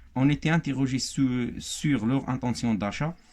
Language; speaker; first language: French; non-native, local second language; Arabic